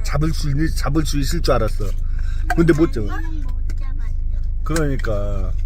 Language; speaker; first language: Korean; native; Korean